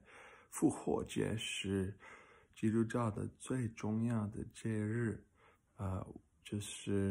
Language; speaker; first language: Chinese; non-native, learner; English